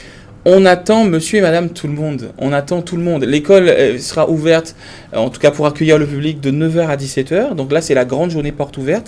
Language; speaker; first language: French; native; French